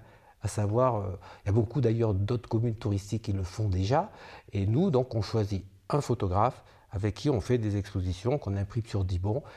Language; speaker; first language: French; native; French